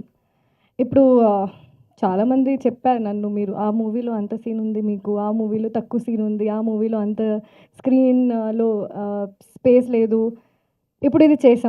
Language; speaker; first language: Telugu; non-native, fluent; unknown